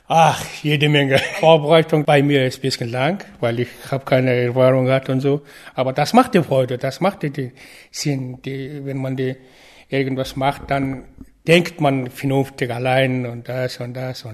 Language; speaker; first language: German; non-native, learner; Mongolian